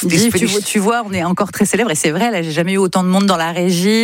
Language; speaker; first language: French; native; French